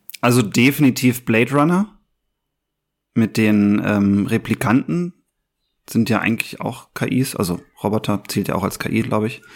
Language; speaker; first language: German; native; German